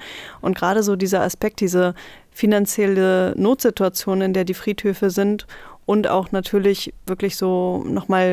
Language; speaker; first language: German; native; German